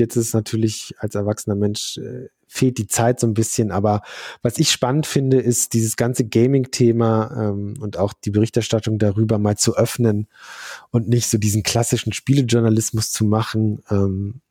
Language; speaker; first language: German; native; German